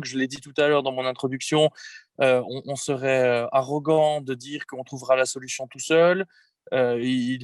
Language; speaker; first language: French; native; French